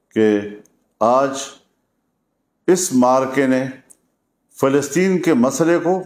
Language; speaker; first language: Urdu; non-native, local second language; Pashto